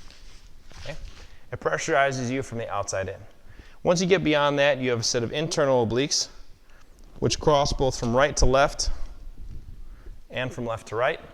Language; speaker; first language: English; native; English